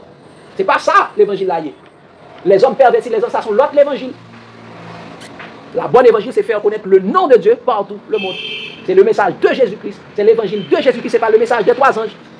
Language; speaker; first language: French; non-native, local second language; Haitian Creole